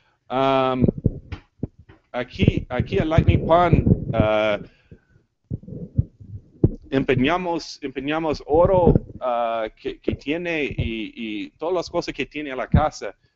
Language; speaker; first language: Spanish; non-native, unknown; English